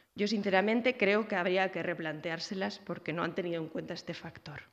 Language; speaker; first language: Spanish; native; Spanish